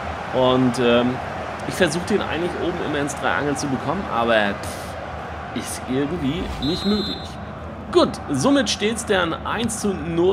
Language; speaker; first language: German; native; German